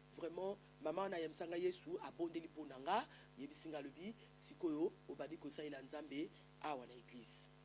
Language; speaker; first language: Lingala; native; Lingala